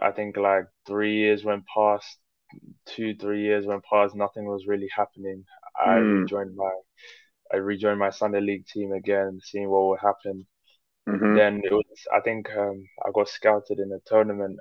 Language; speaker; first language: English; native; English